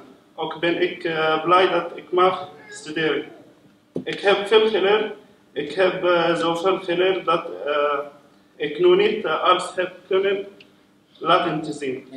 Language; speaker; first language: Dutch; non-native, learner; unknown